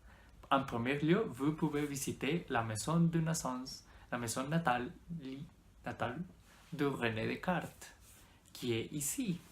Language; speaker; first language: French; non-native, learner; Spanish